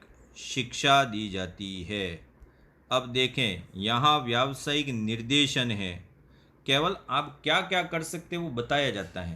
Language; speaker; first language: Hindi; native; Hindi